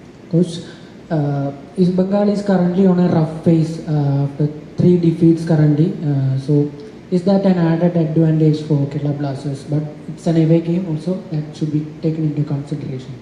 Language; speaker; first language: English; non-native, local second language; Malayalam